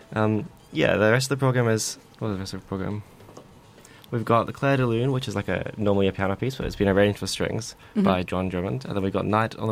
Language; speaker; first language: English; native; English